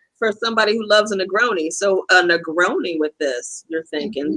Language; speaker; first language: English; native; English